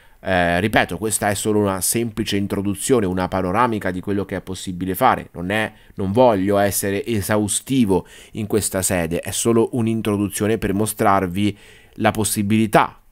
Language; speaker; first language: Italian; native; Italian